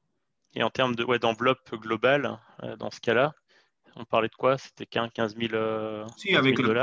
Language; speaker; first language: French; native; French